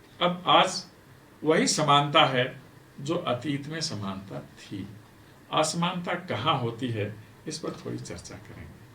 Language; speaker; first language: Hindi; native; Hindi